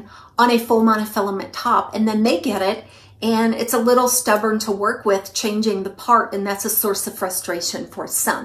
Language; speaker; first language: English; native; English